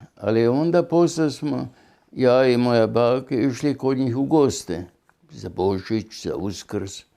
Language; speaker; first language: Bosnian; non-native, local second language; German